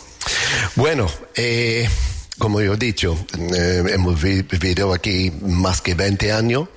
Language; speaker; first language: Spanish; non-native, fluent; English